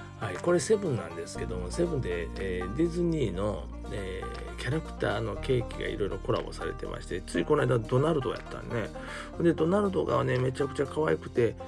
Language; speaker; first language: Japanese; native; Japanese